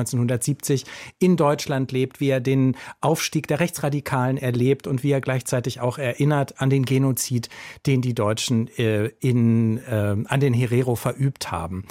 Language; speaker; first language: German; native; German